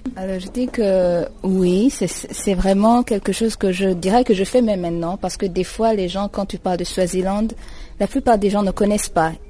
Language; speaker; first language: French; non-native, local second language; Rundi